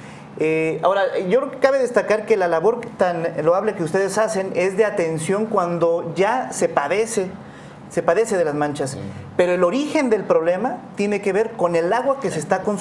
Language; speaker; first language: Spanish; native; Spanish